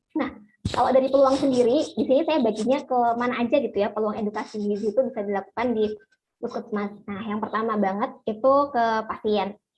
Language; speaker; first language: Indonesian; native; Indonesian